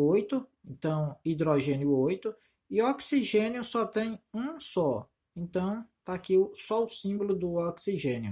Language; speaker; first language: Portuguese; native; Portuguese